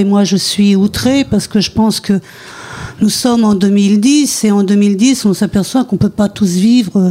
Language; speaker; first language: French; native; French